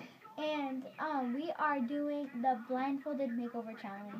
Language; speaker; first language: English; native; English